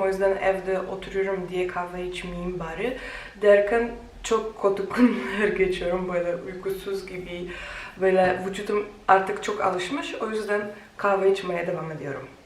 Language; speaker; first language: Turkish; non-native, fluent; Polish